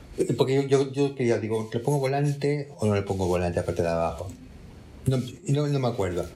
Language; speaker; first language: Spanish; native; Spanish